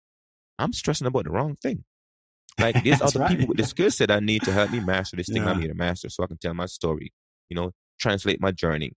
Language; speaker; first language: English; non-native, local second language; Jamaican Creole English